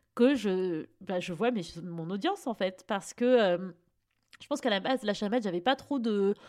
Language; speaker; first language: French; native; French